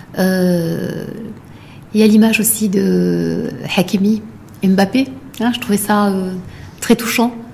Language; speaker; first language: French; non-native, local second language; Arabic